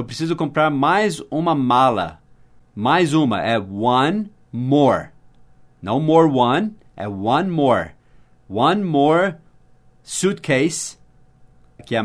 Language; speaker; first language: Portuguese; non-native, fluent; English